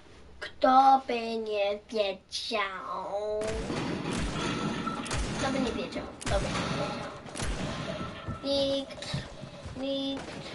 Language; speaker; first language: Polish; early bilingual, heritage; Polish